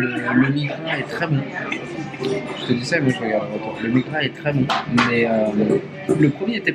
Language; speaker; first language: French; native; French